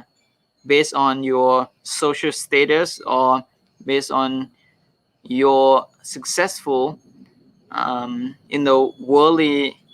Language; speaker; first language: English; non-native, fluent; Thai